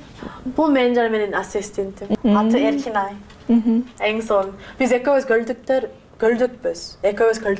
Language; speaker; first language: Kyrgyz; non-native, learner; English